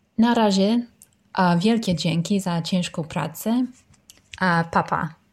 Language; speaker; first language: Polish; non-native, learner; English